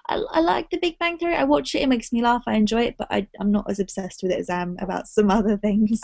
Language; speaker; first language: English; native; English